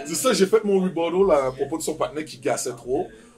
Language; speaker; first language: French; native; French